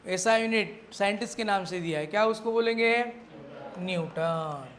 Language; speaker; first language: Hindi; non-native, local second language; Marathi